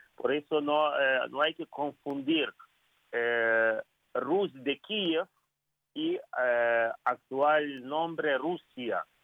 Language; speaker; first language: Spanish; non-native, fluent; Ukrainian